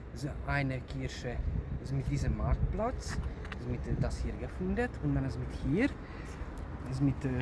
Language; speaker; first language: German; non-native, learner; Hungarian